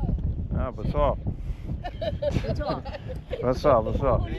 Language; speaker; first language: Chinese; non-native, fluent; English